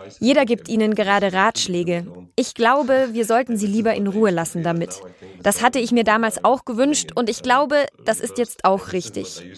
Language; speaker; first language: German; native; German